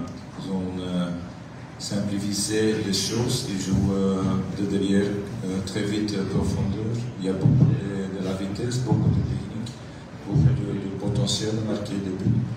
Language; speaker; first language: French; non-native, local second language; Dutch